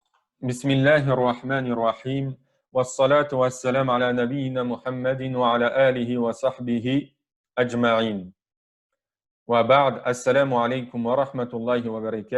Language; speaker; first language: Arabic; non-native, fluent; French